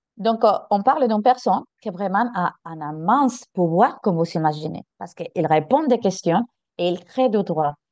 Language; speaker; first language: French; non-native, fluent; Spanish